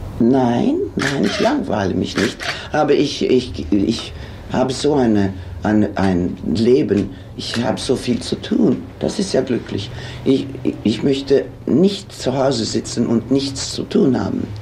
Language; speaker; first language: German; non-native, fluent; Swedish